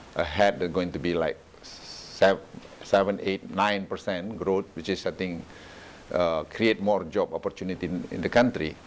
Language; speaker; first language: English; non-native, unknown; Indonesian